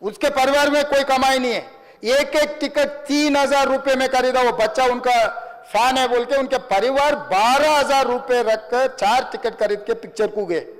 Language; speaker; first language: Hindi; non-native, local second language; Telugu